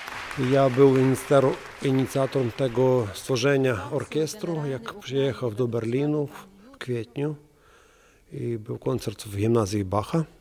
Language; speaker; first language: Polish; non-native, learner; Ukrainian